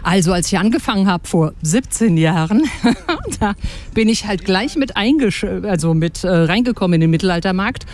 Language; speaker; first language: German; native; German